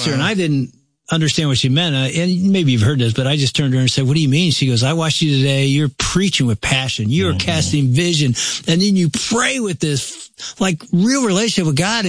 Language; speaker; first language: English; native; English